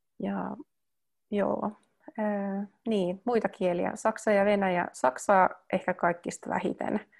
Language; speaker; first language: Finnish; early bilingual, heritage; Finnish